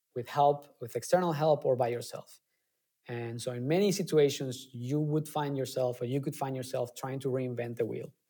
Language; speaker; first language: English; non-native, fluent; Spanish